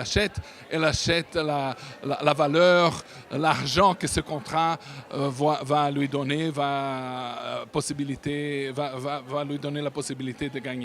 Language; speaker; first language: French; non-native, fluent; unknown